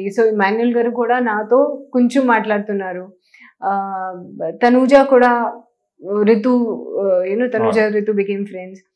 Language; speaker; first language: Telugu; non-native, learner; Hindi